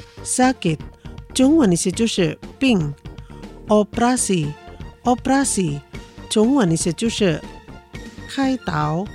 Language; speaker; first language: Chinese; non-native, fluent; Indonesian